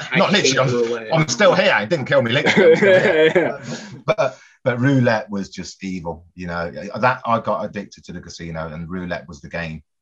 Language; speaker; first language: English; native; English